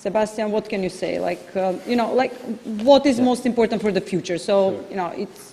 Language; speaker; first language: English; non-native, fluent; Macedonian